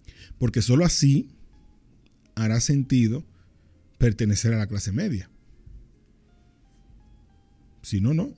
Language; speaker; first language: Spanish; native; Spanish